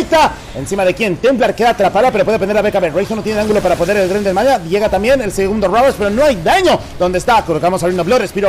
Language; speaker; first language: Spanish; native; Spanish